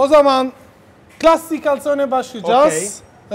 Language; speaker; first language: Turkish; non-native, learner; Italian